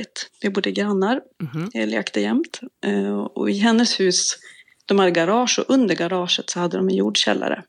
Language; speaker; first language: Swedish; native; Swedish